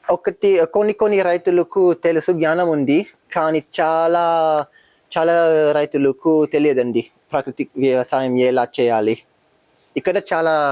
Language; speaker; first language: Telugu; non-native, learner; French